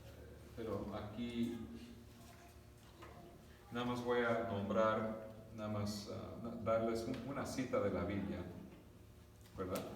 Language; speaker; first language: Spanish; early bilingual, other home language; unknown